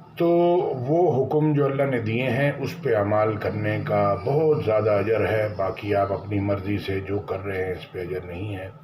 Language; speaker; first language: Urdu; native; Urdu